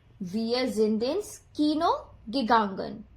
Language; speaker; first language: German; non-native, fluent; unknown